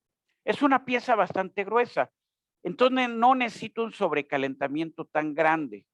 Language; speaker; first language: Spanish; native; Spanish